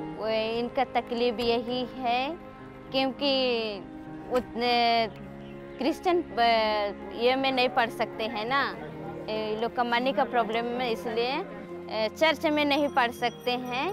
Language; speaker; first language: Hindi; non-native, local second language; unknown